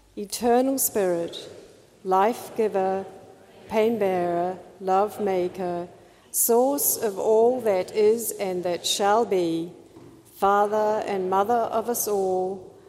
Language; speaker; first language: English; native; English